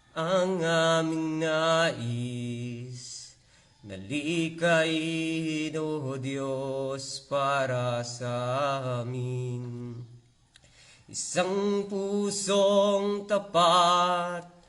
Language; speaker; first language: Filipino; native; Filipino